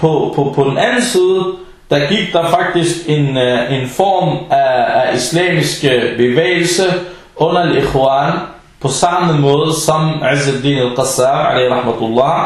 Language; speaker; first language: Danish; early bilingual, other home language; Arabic